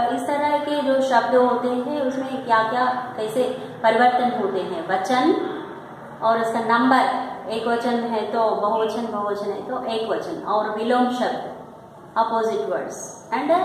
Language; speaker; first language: Hindi; non-native, local second language; Telugu